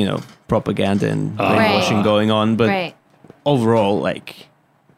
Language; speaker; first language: English; non-native, local second language; Russian